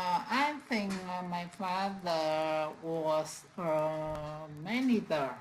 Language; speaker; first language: English; non-native, learner; Vietnamese